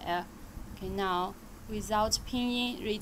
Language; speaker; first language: English; non-native, learner; Chinese